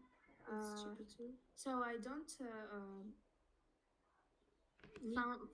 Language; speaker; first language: English; non-native, learner; Russian